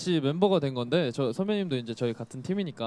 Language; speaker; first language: Korean; native; Korean